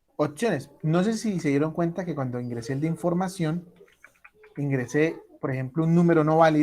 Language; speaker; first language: Spanish; native; Spanish